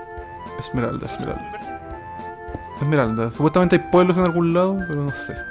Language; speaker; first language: Spanish; native; Spanish